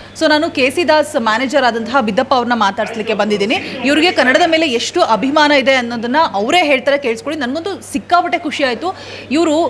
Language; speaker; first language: Kannada; native; Kannada